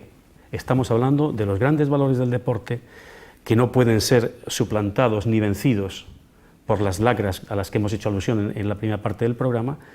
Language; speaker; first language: Spanish; native; Spanish